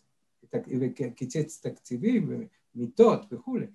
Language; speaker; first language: Hebrew; non-native, fluent; Spanish